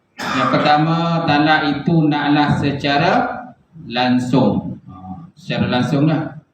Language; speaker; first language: Malay; native; Malay